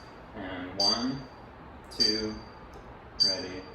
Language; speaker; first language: English; native; English